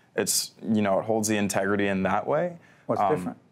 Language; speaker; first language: English; native; English